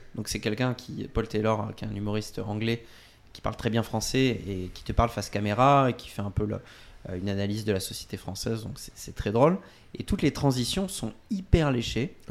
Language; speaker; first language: French; native; French